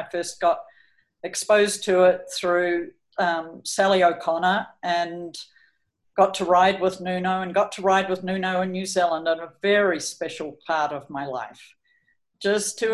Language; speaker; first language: English; native; English